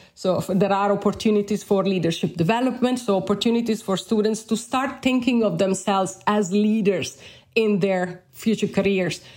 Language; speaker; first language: English; non-native, fluent; Italian